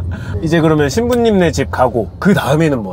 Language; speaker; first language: Korean; native; Korean